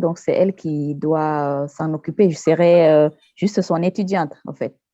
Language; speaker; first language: French; non-native, local second language; Fula